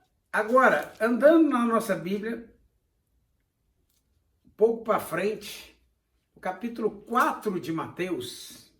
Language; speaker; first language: Portuguese; native; Portuguese